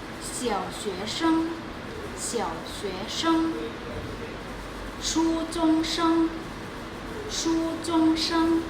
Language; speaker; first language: Chinese; non-native, fluent; Thai